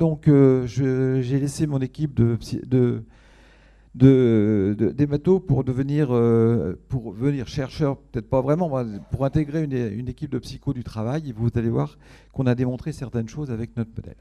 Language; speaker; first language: French; native; French